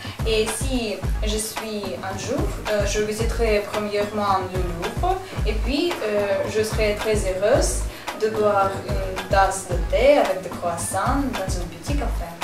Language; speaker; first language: French; non-native, learner; Russian